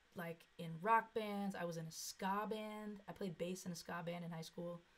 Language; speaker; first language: English; native; English